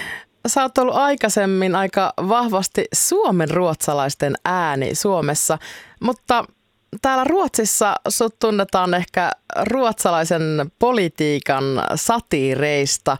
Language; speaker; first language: Finnish; native; Finnish